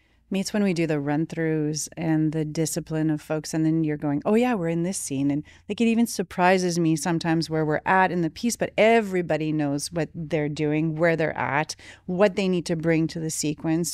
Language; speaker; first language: English; early bilingual, other home language; French